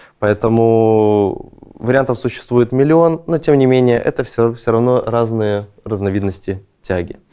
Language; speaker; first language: Russian; native; Russian